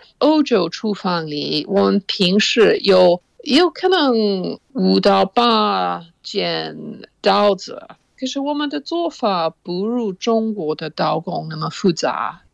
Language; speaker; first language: Chinese; non-native, fluent; English